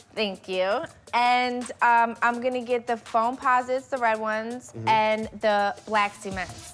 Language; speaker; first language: English; native; English